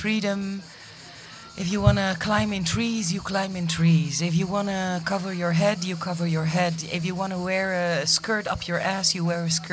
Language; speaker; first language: English; non-native, fluent; Dutch